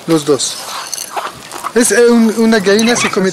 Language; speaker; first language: Spanish; non-native, learner; French